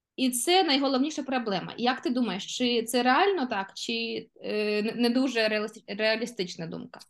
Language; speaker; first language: Ukrainian; non-native, local second language; Russian